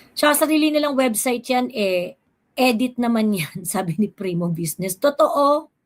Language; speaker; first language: Filipino; native; Filipino